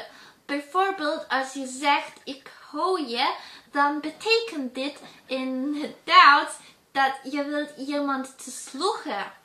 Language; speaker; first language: Dutch; non-native, learner; German